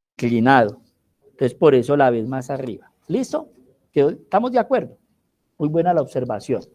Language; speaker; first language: Spanish; native; Spanish